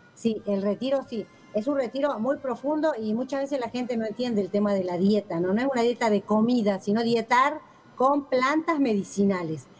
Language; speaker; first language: Spanish; native; Spanish